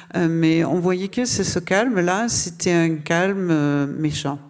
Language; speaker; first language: French; non-native, fluent; German